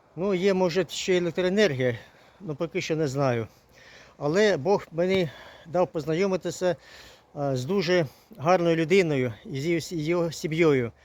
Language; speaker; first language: Ukrainian; non-native, local second language; Russian